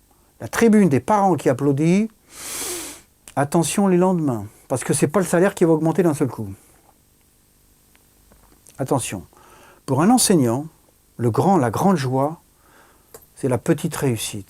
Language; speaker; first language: French; native; French